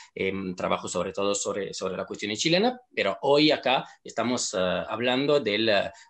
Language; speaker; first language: Spanish; non-native, fluent; Italian